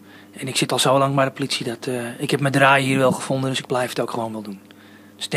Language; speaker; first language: Dutch; native; Dutch